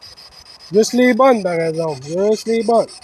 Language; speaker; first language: French; native; French